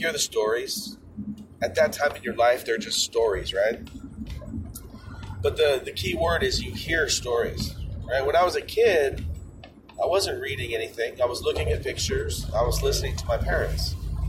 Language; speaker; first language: English; native; English